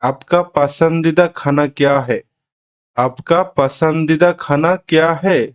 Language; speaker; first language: Hindi; non-native, local second language; Bangla